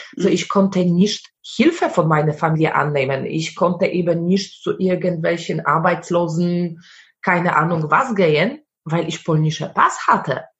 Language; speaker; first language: German; non-native, fluent; Polish